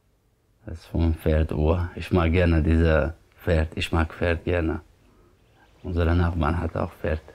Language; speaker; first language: German; non-native, learner; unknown